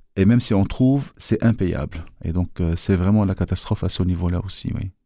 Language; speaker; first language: French; non-native, local second language; Arabic